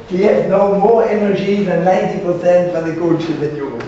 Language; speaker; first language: English; non-native, learner; Dutch